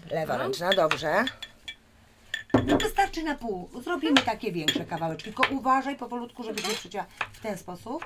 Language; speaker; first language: Polish; native; Polish